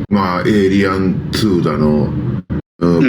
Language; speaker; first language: Japanese; native; Japanese